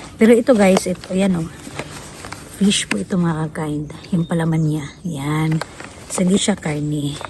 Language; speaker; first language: Filipino; non-native, local second language; Cebuano